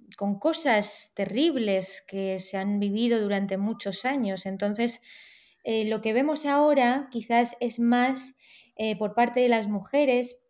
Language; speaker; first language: Spanish; native; Spanish